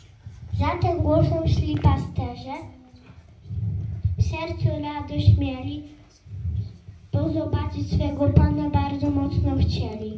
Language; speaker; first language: Polish; native; Polish